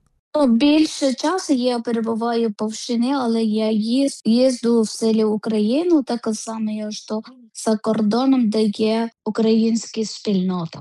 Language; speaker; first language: Ukrainian; non-native, learner; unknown